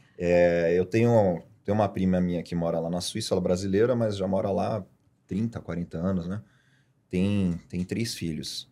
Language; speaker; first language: Portuguese; early bilingual, other home language; German